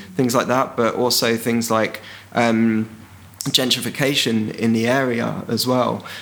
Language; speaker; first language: English; native; English